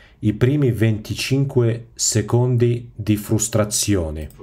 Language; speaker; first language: Italian; non-native, fluent; Russian